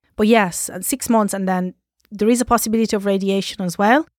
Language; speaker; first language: English; non-native, fluent; Italian